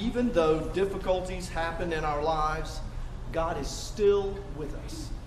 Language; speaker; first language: English; native; English